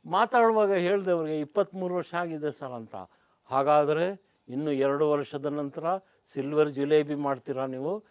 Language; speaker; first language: Kannada; non-native, local second language; Urdu